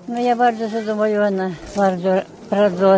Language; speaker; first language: Polish; early bilingual, heritage; Polish